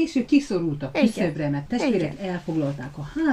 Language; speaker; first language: Hungarian; native; Hungarian